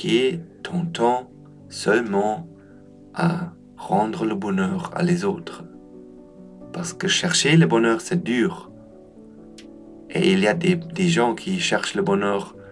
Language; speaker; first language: French; non-native, learner; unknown